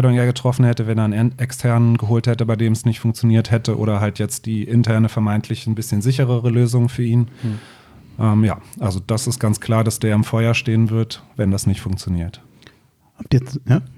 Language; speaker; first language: German; native; German